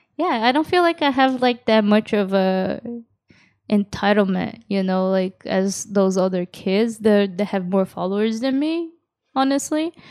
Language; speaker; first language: English; early bilingual, other home language; Japanese